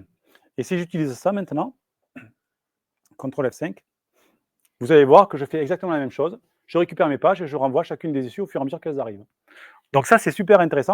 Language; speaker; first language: French; native; French